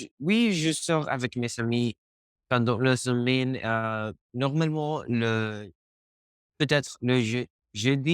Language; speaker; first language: French; non-native, learner; Spanish